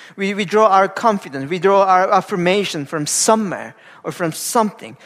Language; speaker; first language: English; non-native, fluent; Korean